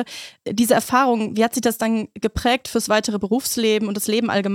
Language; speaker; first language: German; native; German